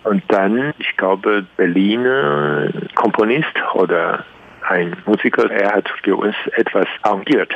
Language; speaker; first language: German; non-native, learner; Chinese